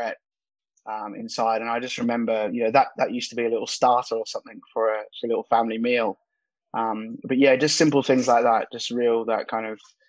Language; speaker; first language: English; native; English